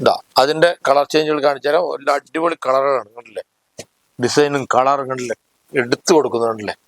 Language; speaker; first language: Malayalam; native; Malayalam